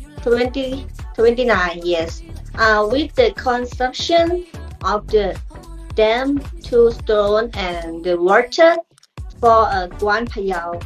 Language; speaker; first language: English; non-native, learner; Thai